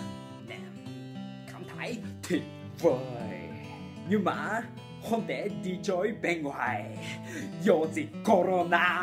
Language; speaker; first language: Vietnamese; non-native, learner; Japanese